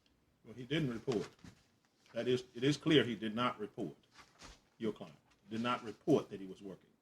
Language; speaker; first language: English; native; English